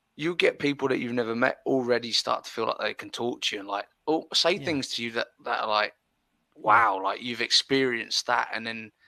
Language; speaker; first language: English; early bilingual, other home language; Spanish